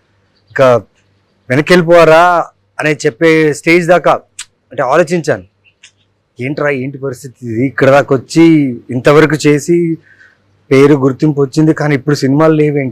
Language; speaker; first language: Telugu; native; Telugu